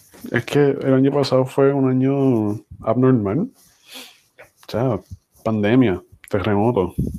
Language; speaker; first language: Spanish; early bilingual, heritage; Spanish